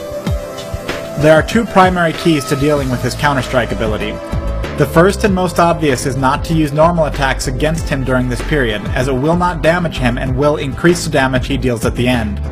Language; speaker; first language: English; native; English